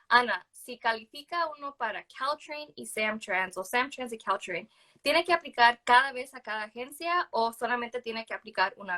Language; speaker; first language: Spanish; early bilingual, other home language; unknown